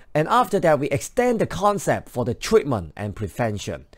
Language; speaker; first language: English; non-native, local second language; Cantonese